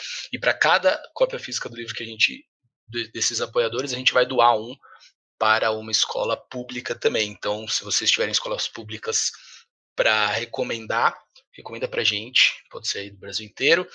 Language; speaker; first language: Portuguese; native; Portuguese